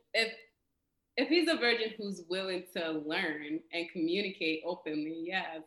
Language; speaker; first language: English; non-native, local second language; Yoruba